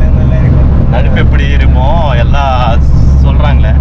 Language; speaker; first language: Tamil; non-native, learner; Telugu